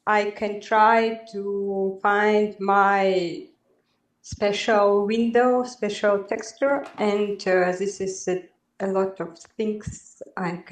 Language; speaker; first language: English; non-native, learner; Belarusian